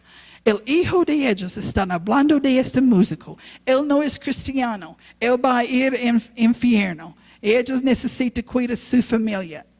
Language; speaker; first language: Spanish; non-native, learner; English